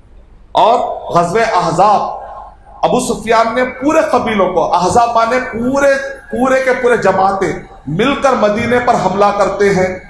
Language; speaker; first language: Urdu; native; Urdu